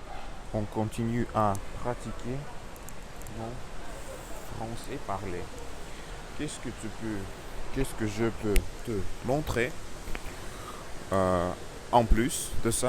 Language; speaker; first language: French; non-native, learner; Russian